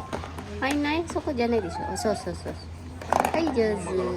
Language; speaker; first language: Japanese; non-native, fluent; Filipino